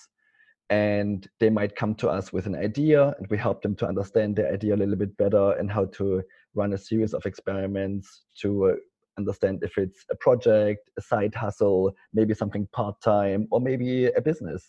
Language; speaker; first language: English; non-native, fluent; German